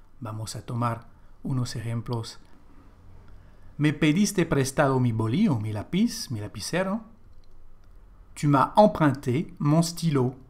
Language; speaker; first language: Spanish; non-native, fluent; French